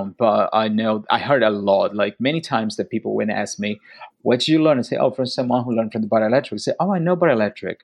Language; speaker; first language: English; non-native, fluent; Portuguese